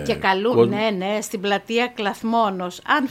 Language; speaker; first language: Greek; native; Greek